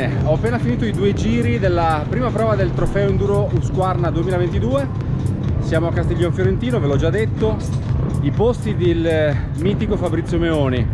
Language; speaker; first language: Italian; native; Italian